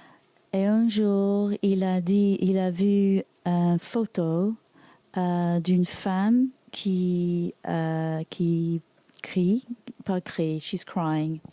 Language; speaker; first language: French; non-native, learner; English